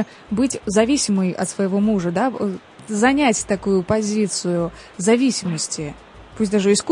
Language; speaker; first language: Russian; native; Russian